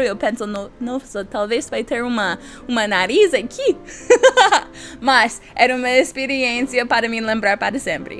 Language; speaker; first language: Portuguese; non-native, learner; English